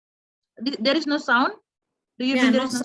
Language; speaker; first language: English; non-native, fluent; Indonesian